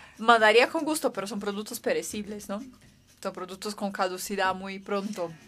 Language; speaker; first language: Spanish; non-native, fluent; Portuguese